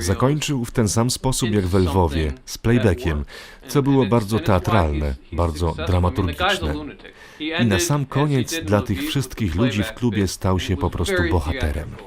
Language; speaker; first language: Polish; non-native, fluent; English